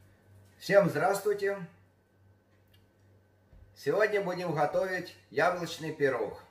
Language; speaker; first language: Russian; native; Russian